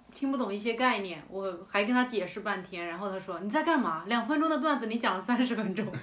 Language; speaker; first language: Chinese; native; Chinese